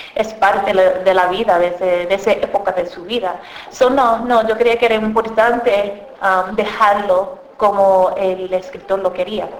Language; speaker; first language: Spanish; early bilingual, other home language; English